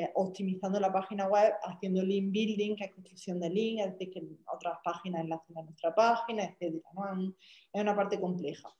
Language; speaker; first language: Spanish; native; Spanish